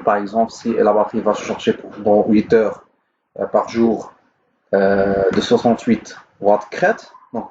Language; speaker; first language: French; non-native, local second language; Arabic